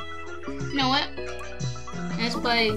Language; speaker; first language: English; native; English